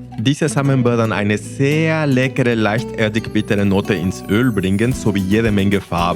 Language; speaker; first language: German; non-native, fluent; Spanish